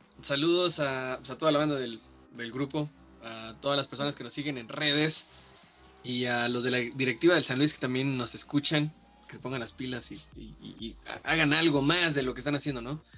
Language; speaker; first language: Spanish; native; Spanish